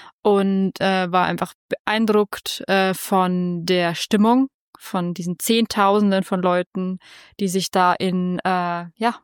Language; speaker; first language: German; native; German